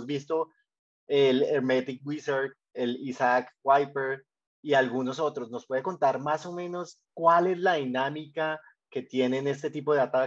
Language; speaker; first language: Spanish; native; Spanish